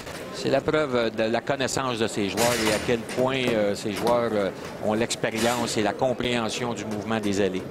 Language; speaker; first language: French; native; French